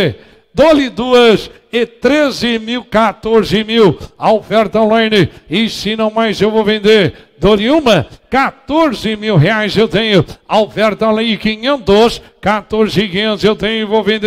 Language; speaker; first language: Portuguese; native; Portuguese